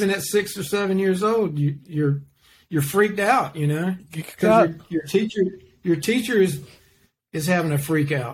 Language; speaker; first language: English; native; English